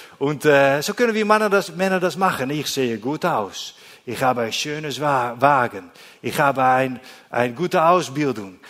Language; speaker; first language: German; non-native, learner; Dutch